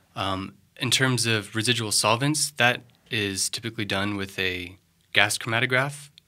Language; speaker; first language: English; native; English